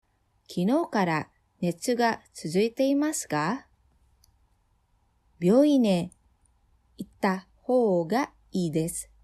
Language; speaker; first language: Japanese; non-native, fluent; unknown